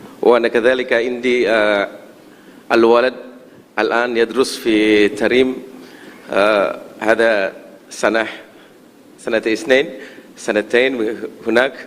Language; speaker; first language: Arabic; non-native, learner; Indonesian